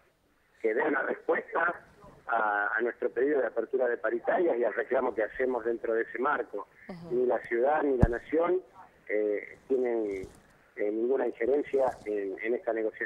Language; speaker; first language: Spanish; native; Spanish